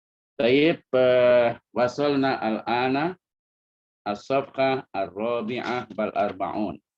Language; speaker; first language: Arabic; non-native, fluent; Indonesian